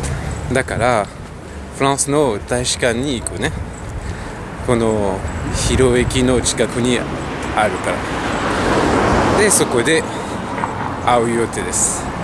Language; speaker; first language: Japanese; non-native, fluent; French